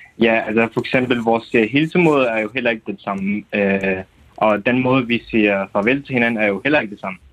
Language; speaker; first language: Danish; non-native, fluent; Kurdish